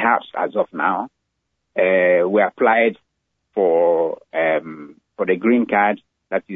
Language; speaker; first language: English; non-native, local second language; Igbo